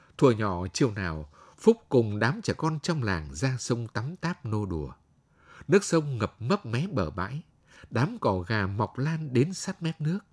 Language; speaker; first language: Vietnamese; native; Vietnamese